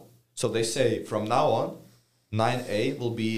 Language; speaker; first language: English; non-native, fluent; Ukrainian